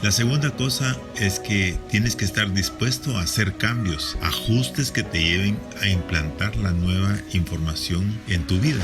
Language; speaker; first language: Spanish; native; Spanish